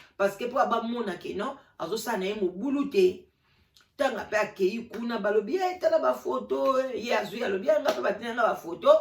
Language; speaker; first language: Lingala; native; Lingala